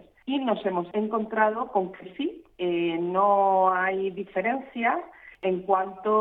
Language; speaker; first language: Spanish; native; Spanish